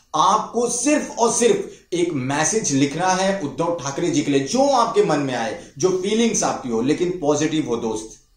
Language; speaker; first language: Hindi; non-native, local second language; Marathi